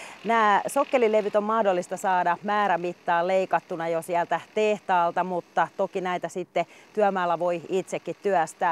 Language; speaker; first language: Finnish; native; Finnish